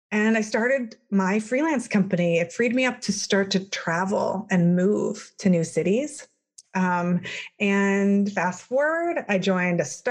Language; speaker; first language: English; native; English